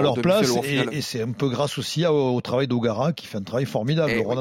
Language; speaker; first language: French; native; French